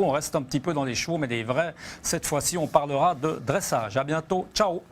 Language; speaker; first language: French; native; French